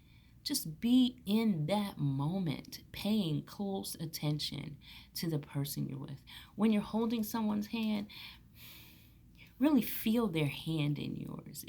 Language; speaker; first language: English; native; English